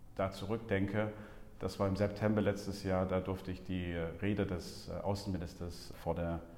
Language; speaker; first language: German; non-native, fluent; English